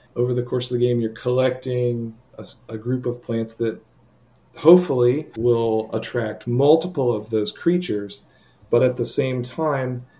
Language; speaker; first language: English; native; English